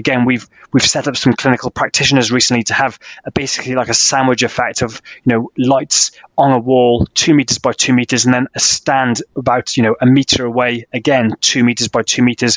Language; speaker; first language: English; native; English